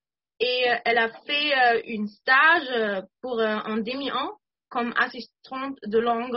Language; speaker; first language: French; non-native, fluent; German